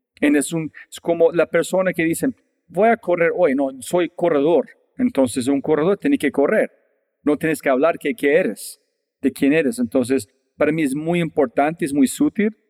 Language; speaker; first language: Spanish; non-native, fluent; English